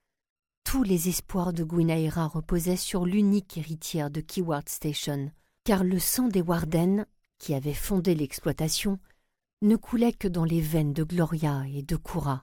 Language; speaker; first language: French; native; French